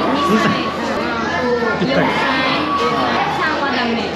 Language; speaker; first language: Japanese; non-native, learner; Vietnamese